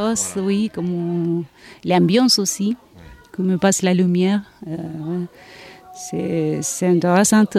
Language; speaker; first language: French; non-native, learner; Spanish